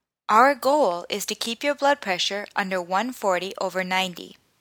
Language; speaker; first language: English; native; English